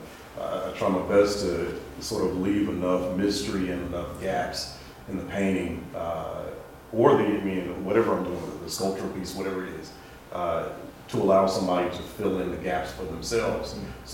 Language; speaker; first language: English; native; English